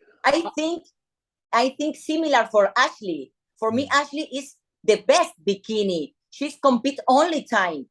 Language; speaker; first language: English; non-native, learner; Spanish